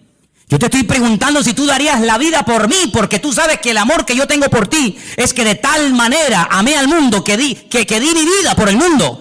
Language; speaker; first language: Spanish; native; Spanish